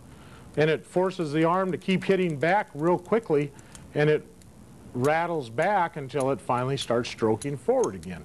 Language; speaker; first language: English; native; English